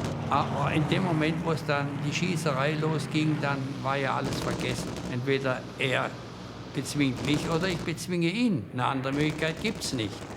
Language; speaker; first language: German; native; German